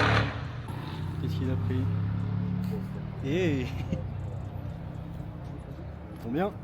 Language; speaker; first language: French; native; French